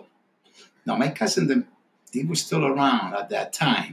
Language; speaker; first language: English; non-native, fluent; Italian